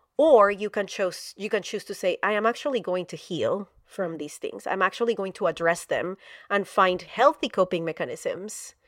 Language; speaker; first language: English; non-native, fluent; Spanish